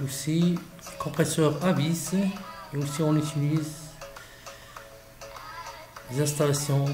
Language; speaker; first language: French; non-native, local second language; Arabic